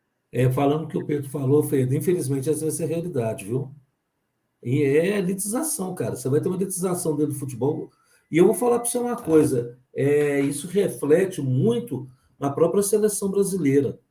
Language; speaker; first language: Portuguese; native; Portuguese